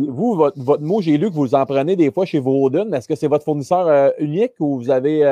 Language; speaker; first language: French; native; French